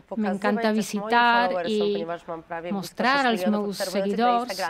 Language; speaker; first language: Catalan; non-native, learner; Polish